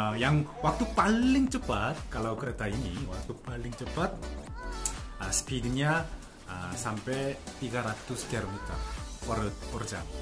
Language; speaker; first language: Indonesian; non-native, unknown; Korean